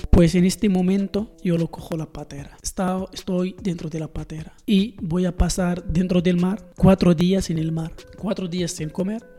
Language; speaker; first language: Spanish; non-native, learner; Arabic